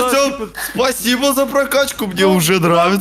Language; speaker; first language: Russian; native; Russian